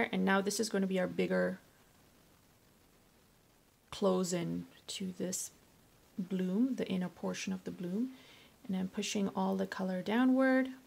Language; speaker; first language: English; native; English